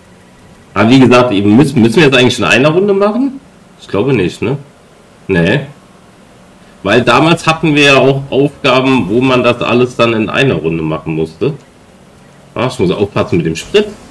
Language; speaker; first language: German; native; German